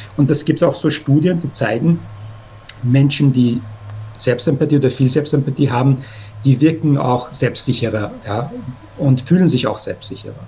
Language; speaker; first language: German; early bilingual, other home language; Persian